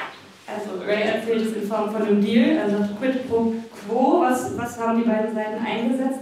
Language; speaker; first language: German; native; German